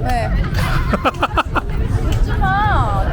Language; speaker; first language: Korean; non-native, fluent; Persian